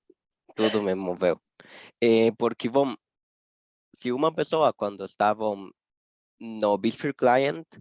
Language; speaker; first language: Portuguese; non-native, fluent; Spanish